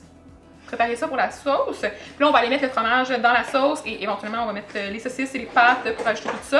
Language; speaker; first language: French; native; French